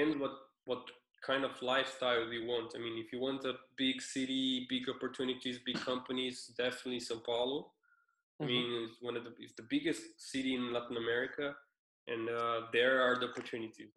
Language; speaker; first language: English; non-native, fluent; Portuguese